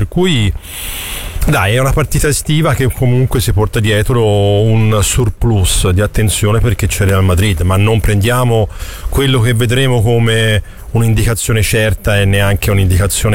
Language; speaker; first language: Italian; native; Italian